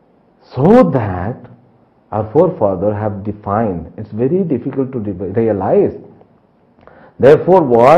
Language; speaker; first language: English; non-native, local second language; Telugu